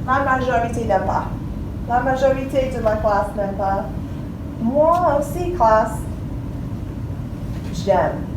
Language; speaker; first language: French; non-native, fluent; English